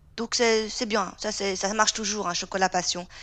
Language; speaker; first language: French; native; French